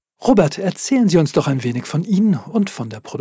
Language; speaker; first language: German; native; German